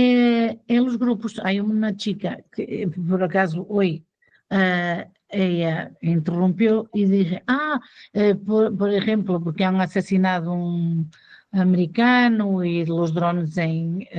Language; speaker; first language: Spanish; non-native, fluent; Portuguese